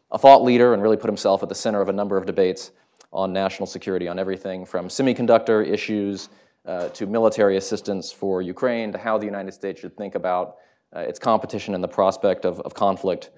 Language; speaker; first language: English; native; English